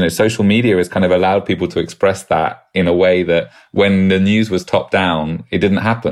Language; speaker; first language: English; native; English